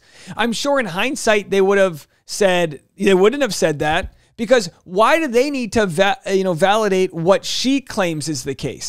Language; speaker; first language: English; native; English